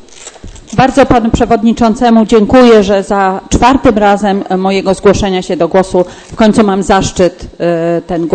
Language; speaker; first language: Polish; native; Polish